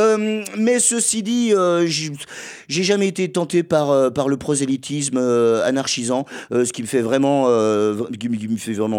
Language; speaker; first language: French; native; French